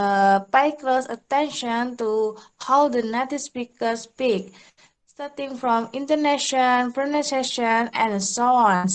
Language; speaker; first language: English; non-native, learner; Indonesian